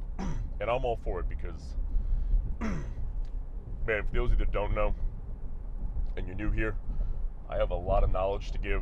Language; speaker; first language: English; native; English